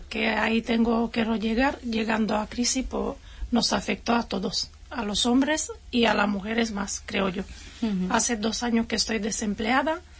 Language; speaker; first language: Spanish; non-native, fluent; Romanian